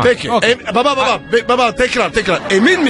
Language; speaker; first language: Turkish; non-native, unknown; French